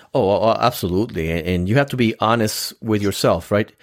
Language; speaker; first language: English; non-native, fluent; Spanish